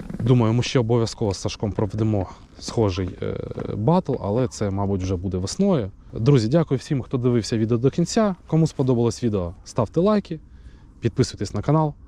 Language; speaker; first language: Ukrainian; native; Ukrainian